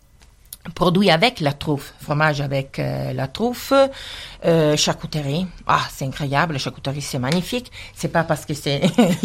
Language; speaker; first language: French; non-native, learner; Italian